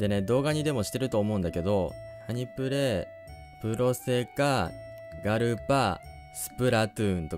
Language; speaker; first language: Japanese; native; Japanese